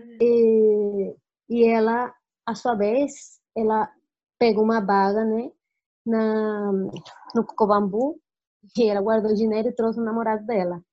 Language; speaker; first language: Portuguese; non-native, fluent; Spanish